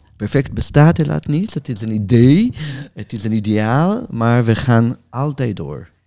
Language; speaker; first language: Dutch; non-native, fluent; Hebrew